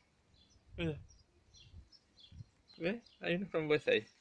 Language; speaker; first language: Spanish; native; Spanish